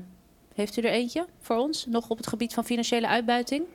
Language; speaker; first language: Dutch; native; Dutch